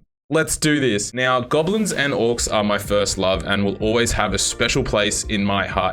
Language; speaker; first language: English; native; English